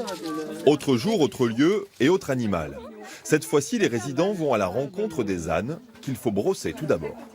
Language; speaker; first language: French; native; French